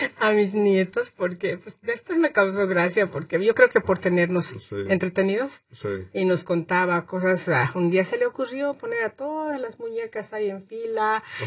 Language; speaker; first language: Spanish; native; Spanish